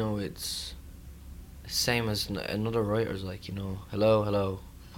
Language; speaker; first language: English; native; English